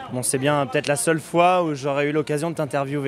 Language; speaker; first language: French; native; French